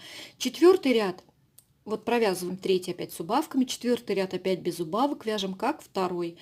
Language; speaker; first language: Russian; native; Russian